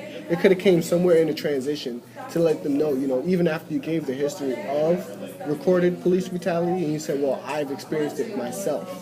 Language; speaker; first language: English; native; English